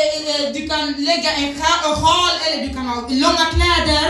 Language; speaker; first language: Swedish; non-native, learner; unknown